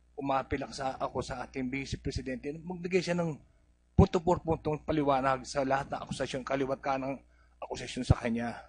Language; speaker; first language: Filipino; native; Filipino